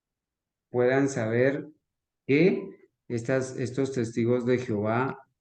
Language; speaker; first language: Spanish; native; Spanish